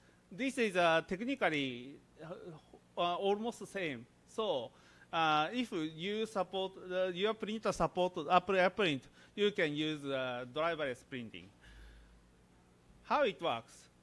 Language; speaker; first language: English; non-native, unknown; Japanese